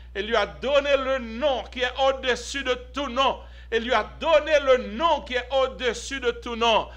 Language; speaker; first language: French; native; French